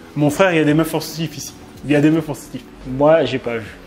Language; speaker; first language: French; native; French